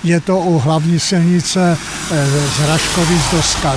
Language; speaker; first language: Czech; native; Czech